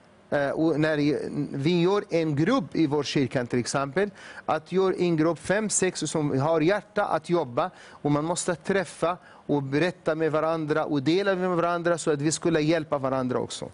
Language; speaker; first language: Swedish; non-native, fluent; Arabic